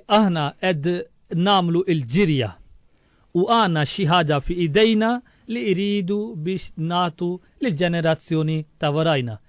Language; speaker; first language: Maltese; non-native, fluent; Urdu